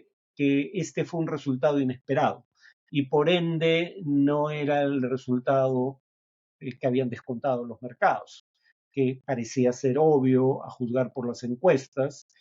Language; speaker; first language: Spanish; native; Spanish